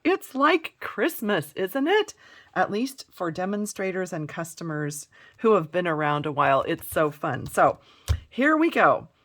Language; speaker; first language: English; native; English